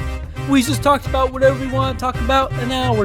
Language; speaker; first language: English; native; English